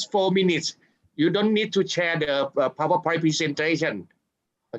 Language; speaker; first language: English; non-native, fluent; Thai